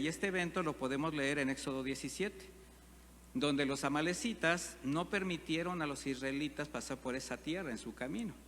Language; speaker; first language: Spanish; native; Spanish